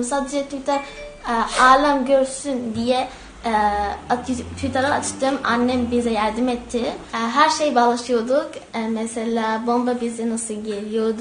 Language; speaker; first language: Turkish; non-native, learner; Arabic